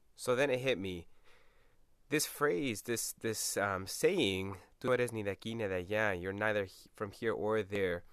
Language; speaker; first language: English; early bilingual, other home language; Spanish